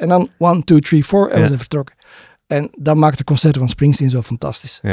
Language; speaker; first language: Dutch; native; Dutch